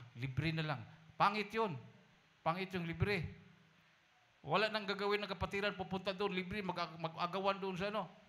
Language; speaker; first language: Filipino; non-native, local second language; Cebuano